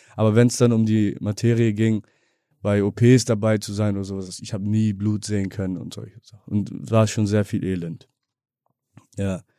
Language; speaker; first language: German; native; German